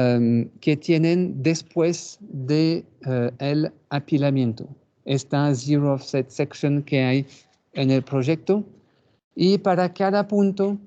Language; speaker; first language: Spanish; non-native, fluent; French